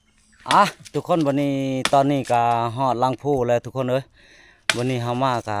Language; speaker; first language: Thai; non-native, local second language; Northeastern Thai